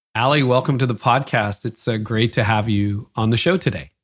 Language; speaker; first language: English; native; English